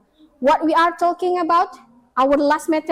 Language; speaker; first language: English; non-native, fluent; Indonesian